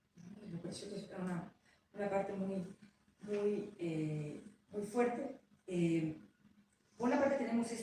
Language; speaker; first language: Spanish; native; Spanish